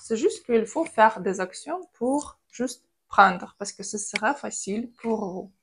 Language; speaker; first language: French; non-native, fluent; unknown